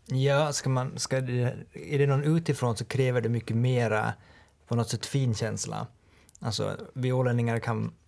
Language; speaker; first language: Swedish; native; Swedish